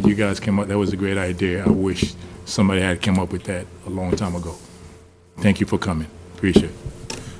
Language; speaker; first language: English; non-native, fluent; Haitian Creole